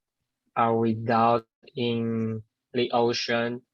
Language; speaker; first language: English; non-native, learner; Chinese